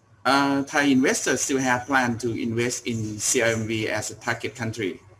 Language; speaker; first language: English; non-native, learner; Thai